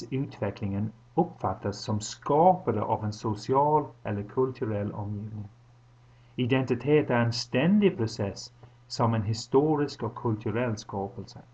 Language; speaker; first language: Swedish; non-native, fluent; English